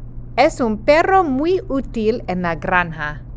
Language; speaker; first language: Spanish; non-native, fluent; English